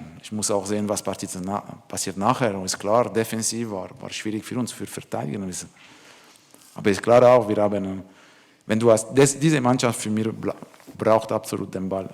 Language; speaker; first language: German; non-native, learner; French